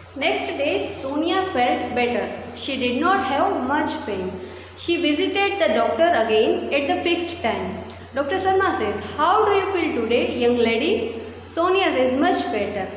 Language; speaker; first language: English; non-native, local second language; Gujarati